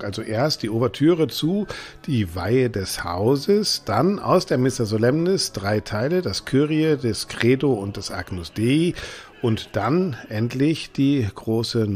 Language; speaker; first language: German; native; German